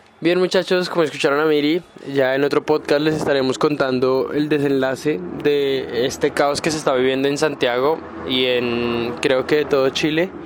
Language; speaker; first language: Spanish; native; Spanish